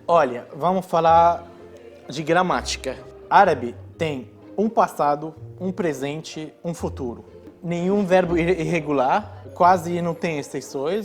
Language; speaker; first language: Portuguese; non-native, fluent; Arabic